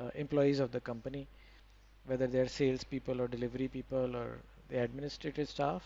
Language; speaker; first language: English; non-native, local second language; Urdu